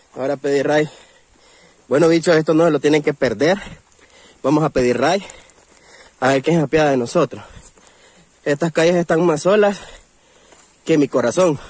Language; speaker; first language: Spanish; native; Spanish